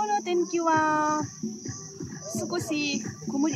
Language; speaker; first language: Japanese; non-native, learner; Nepali